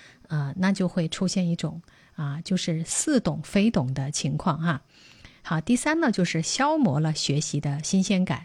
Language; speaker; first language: Chinese; native; Chinese